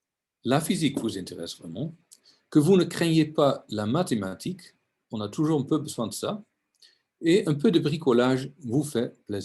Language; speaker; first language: French; non-native, fluent; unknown